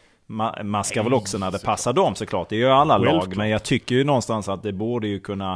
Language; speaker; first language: Swedish; native; Swedish